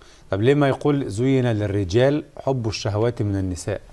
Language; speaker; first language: Arabic; native; Arabic